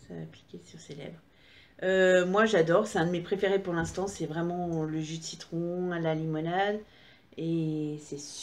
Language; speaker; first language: French; native; French